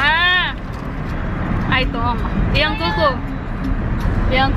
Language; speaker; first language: Chinese; non-native, learner; Filipino